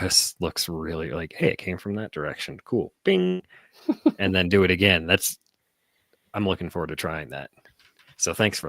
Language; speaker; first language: English; native; English